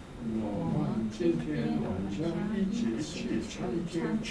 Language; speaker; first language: Chinese; non-native, learner; Korean